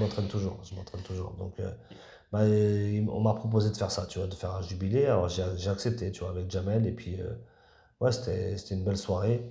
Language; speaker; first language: French; native; French